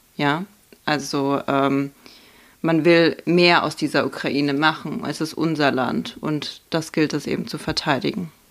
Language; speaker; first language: German; early bilingual, other home language; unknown